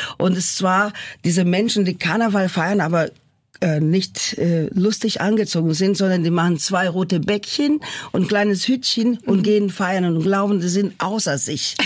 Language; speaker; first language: German; non-native, fluent; Portuguese